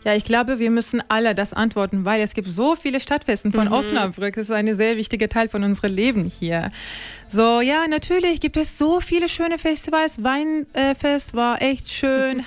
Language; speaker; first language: German; non-native, learner; Turkish